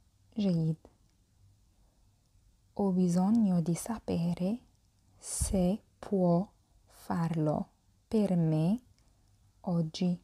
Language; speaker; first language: Italian; non-native, fluent; Arabic